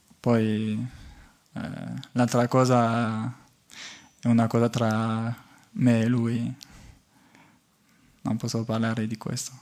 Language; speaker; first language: Italian; non-native, fluent; French